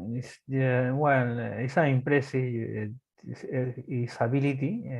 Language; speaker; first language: English; non-native, learner; Spanish